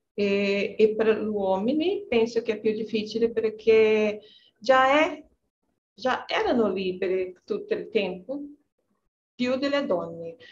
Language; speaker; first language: Italian; non-native, learner; Portuguese